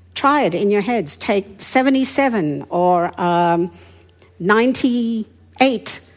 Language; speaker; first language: English; non-native, fluent; Hindi